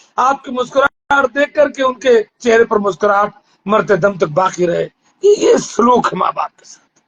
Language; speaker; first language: Urdu; native; Urdu